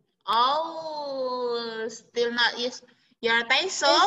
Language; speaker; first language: English; non-native, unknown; Indonesian